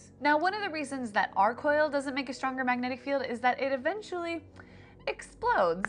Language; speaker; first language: English; native; English